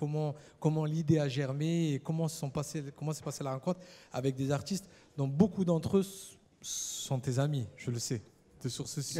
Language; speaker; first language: French; native; French